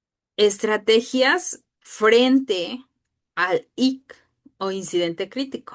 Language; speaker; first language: Spanish; native; Spanish